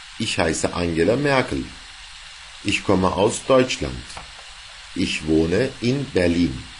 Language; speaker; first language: German; non-native, fluent; Turkish